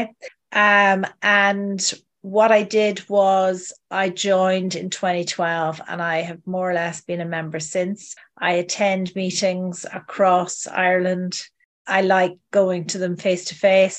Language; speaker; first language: English; native; English